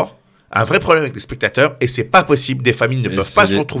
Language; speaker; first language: French; native; French